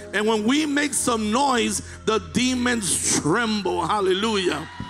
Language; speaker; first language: English; native; English